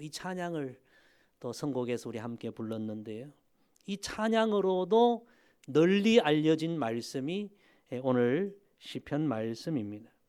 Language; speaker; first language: Korean; native; Korean